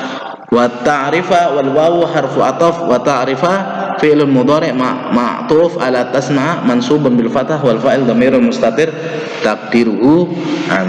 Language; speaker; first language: Arabic; non-native, fluent; Indonesian